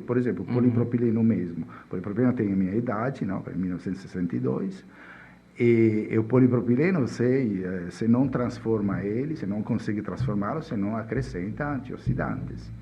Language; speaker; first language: Portuguese; non-native, fluent; Italian